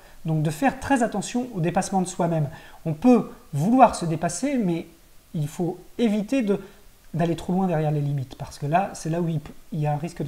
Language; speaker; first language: French; native; French